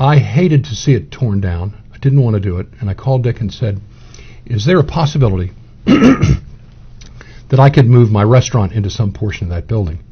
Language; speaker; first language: English; native; English